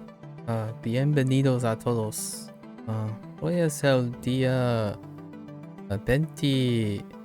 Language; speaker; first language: Spanish; non-native, learner; English